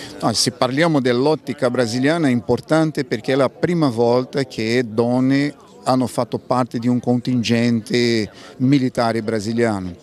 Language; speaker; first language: Italian; non-native, fluent; Portuguese